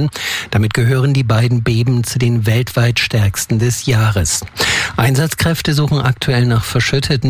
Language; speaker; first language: German; native; German